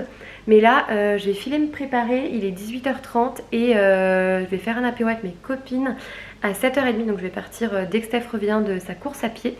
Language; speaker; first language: French; native; French